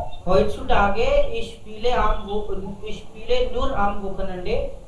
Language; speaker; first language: German; non-native, learner; Hindi